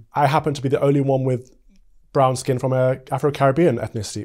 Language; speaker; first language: English; native; English